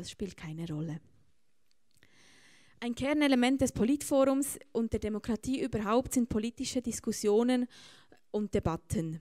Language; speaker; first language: German; native; German